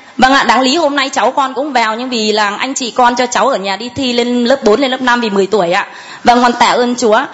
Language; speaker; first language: Vietnamese; native; Vietnamese